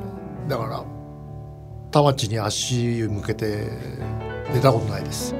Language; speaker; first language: Japanese; native; Japanese